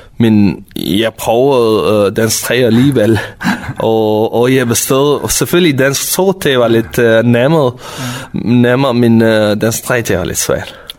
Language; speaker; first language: Danish; non-native, learner; Urdu